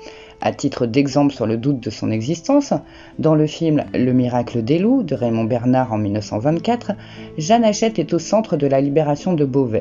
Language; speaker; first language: French; native; French